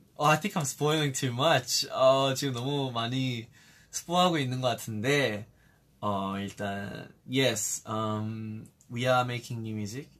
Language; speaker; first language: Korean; early bilingual, heritage; Korean